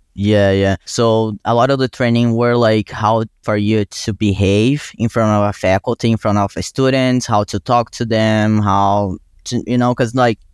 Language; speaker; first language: English; non-native, fluent; Portuguese